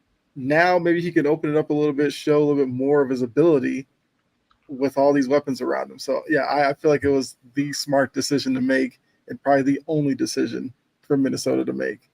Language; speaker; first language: English; native; English